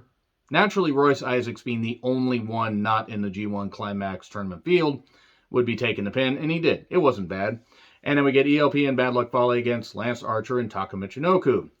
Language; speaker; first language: English; native; English